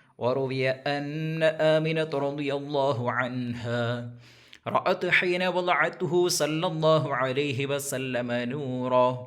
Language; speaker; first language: Arabic; non-native, fluent; Malayalam